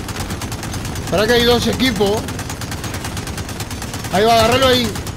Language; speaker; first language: Spanish; native; Spanish